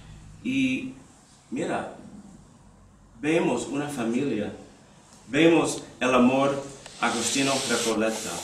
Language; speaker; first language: Spanish; non-native, fluent; English